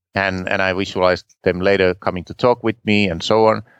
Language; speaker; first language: English; non-native, fluent; Finnish